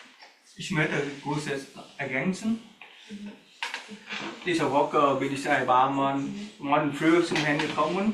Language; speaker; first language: German; non-native, learner; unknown